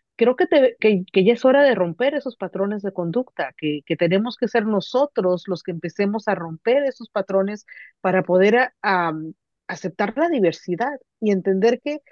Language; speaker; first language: Spanish; native; Spanish